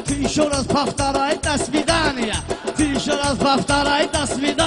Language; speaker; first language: Russian; non-native, learner; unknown